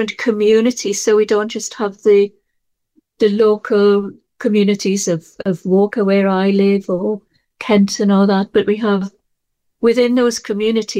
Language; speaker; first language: English; native; English